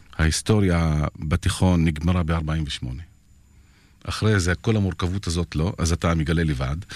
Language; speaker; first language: Hebrew; non-native, local second language; Arabic